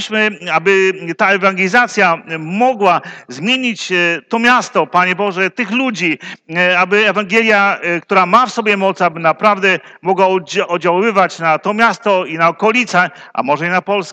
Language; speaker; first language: Polish; native; Polish